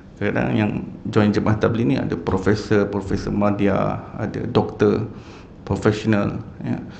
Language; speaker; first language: Malay; native; Malay